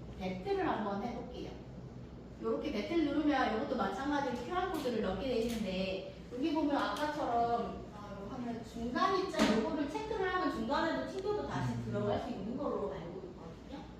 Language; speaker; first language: Korean; native; Korean